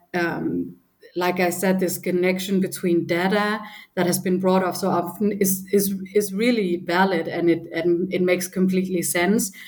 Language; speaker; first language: English; non-native, fluent; Danish